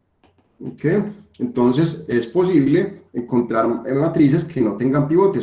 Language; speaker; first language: Spanish; native; Spanish